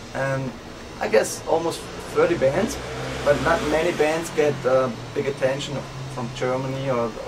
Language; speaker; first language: English; non-native, fluent; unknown